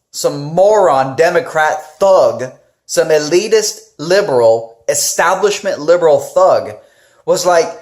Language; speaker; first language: English; native; English